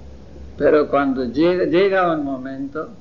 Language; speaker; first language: Spanish; non-native, fluent; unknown